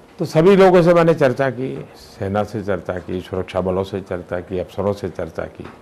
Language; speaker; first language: Hindi; non-native, local second language; Gujarati